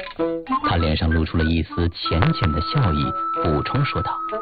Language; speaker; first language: Chinese; native; Chinese